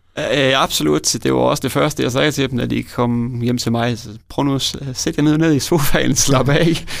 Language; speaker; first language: Danish; native; Danish